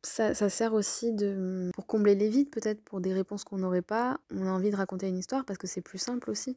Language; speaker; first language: French; native; French